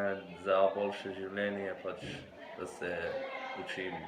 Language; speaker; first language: Slovenian; early bilingual, other home language; Persian